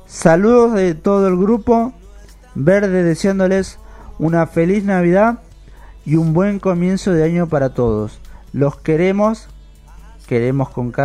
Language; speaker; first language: Spanish; native; Spanish